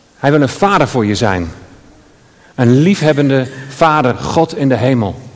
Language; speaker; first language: Dutch; native; Dutch